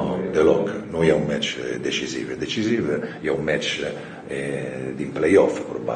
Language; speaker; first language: Romanian; non-native, fluent; Italian